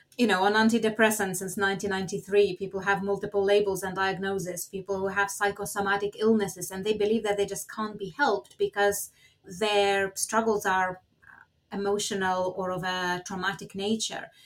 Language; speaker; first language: English; non-native, fluent; Lithuanian